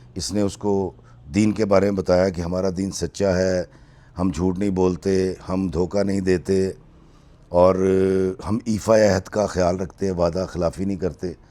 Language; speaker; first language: Urdu; native; Urdu